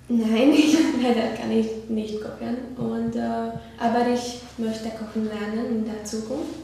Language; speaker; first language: German; non-native, learner; Hungarian